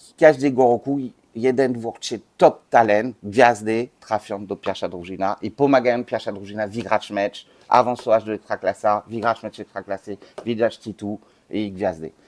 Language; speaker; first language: Polish; non-native, learner; French